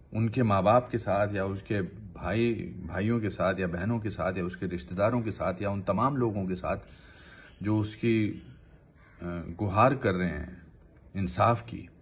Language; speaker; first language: Hindi; native; Hindi